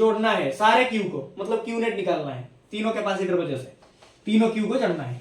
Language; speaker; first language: Hindi; non-native, local second language; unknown